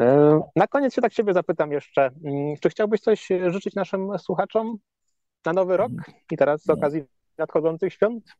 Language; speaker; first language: Polish; native; Polish